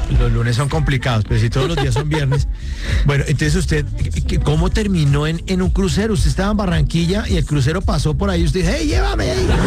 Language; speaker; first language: Spanish; native; Spanish